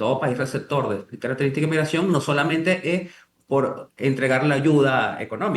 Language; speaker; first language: Spanish; native; Spanish